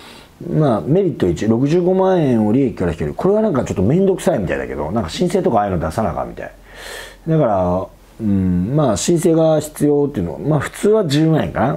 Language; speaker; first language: Japanese; native; Japanese